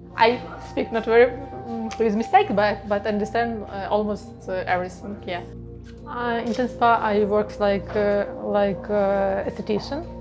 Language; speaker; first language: English; non-native, learner; Ukrainian